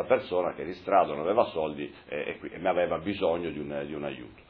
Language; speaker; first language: Italian; native; Italian